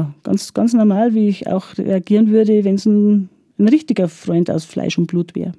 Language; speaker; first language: German; native; German